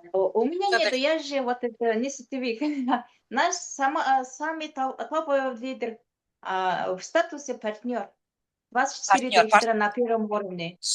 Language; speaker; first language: Russian; non-native, fluent; Mongolian